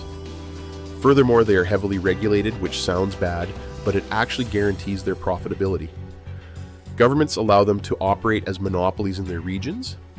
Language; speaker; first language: English; native; English